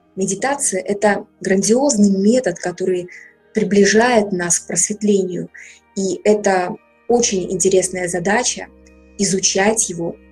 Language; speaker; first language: Russian; native; Russian